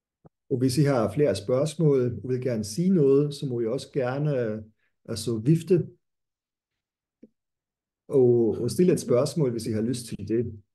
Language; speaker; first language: Danish; non-native, fluent; German